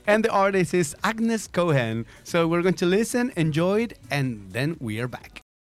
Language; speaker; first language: English; non-native, fluent; Spanish